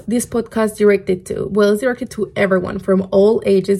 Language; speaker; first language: English; non-native, fluent; Spanish